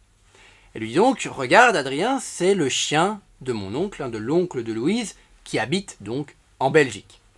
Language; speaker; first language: French; native; French